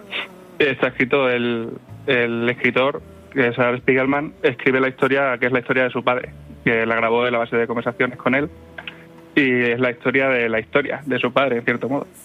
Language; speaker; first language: Spanish; native; Spanish